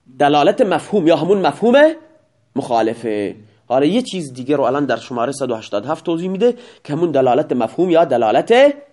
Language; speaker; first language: Persian; non-native, local second language; Baluchi